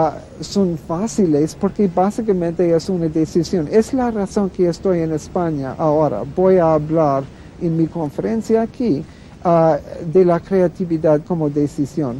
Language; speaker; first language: Spanish; non-native, fluent; English